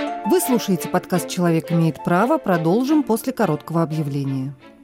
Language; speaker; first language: Russian; native; Russian